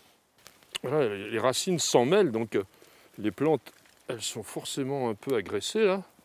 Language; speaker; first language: French; native; French